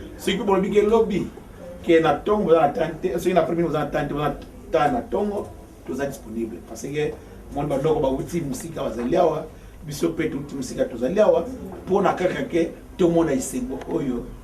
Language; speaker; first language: Lingala; non-native, local second language; Kituba (Democratic Republic of Congo)